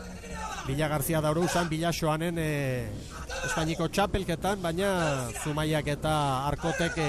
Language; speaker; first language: Basque; native; Basque